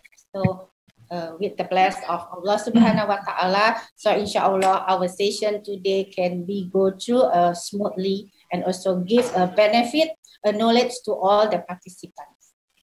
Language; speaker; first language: English; non-native, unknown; Indonesian